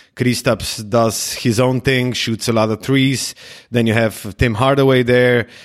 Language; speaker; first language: English; non-native, fluent; Slovenian